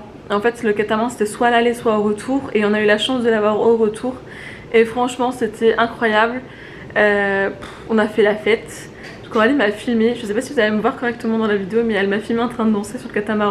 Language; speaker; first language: French; native; French